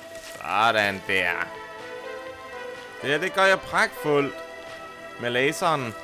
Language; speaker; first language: Danish; native; Danish